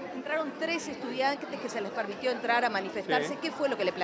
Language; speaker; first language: Spanish; native; Spanish